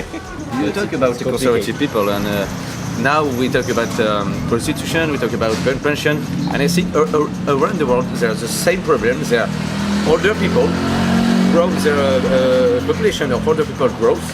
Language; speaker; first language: English; non-native, learner; French